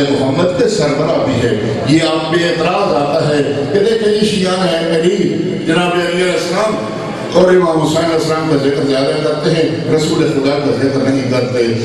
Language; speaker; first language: Urdu; non-native, local second language; Punjabi